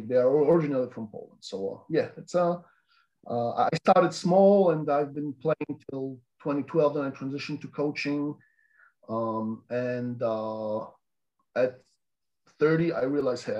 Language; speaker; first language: English; non-native, fluent; Polish